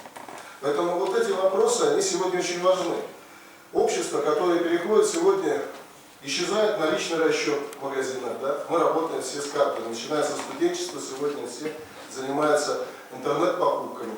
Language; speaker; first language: Russian; native; Russian